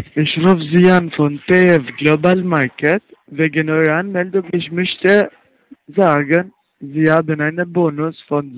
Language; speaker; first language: German; non-native, learner; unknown